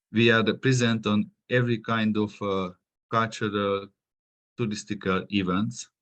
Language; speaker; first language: English; non-native, fluent; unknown